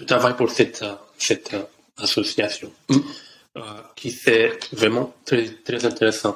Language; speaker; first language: French; non-native, learner; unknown